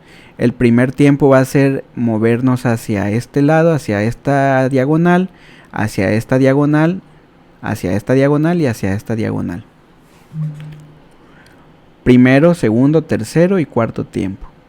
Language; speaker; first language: Spanish; native; Spanish